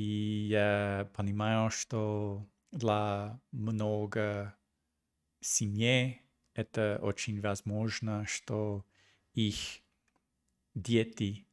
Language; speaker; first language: Russian; non-native, learner; English